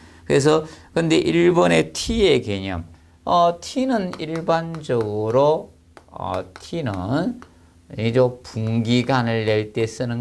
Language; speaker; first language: Korean; native; Korean